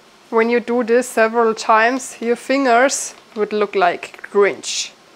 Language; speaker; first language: English; non-native, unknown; German